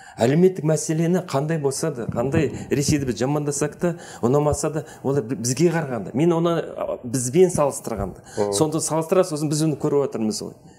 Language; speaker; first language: Kazakh; native; Kazakh